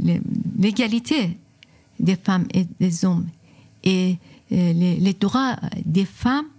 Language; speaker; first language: French; non-native, fluent; Persian